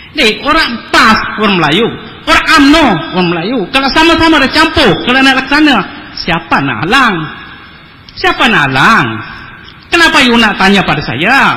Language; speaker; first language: Malay; non-native, local second language; Tamil